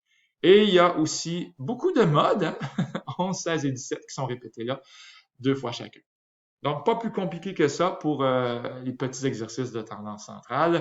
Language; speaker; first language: French; native; French